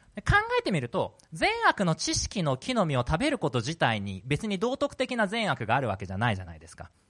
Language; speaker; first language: Japanese; native; Japanese